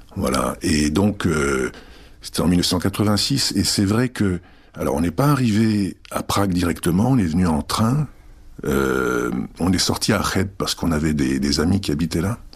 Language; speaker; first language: French; early bilingual, other home language; Czech